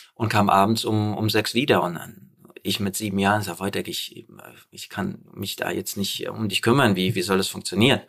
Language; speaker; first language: German; early bilingual, other home language; Polish